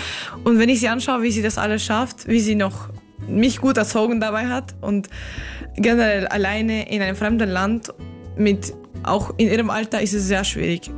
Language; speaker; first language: German; non-native, fluent; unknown